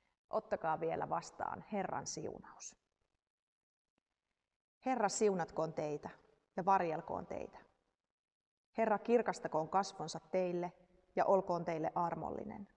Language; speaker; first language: Finnish; native; Finnish